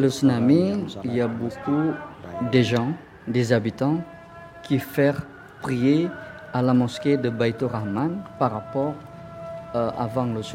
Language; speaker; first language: French; non-native, fluent; Indonesian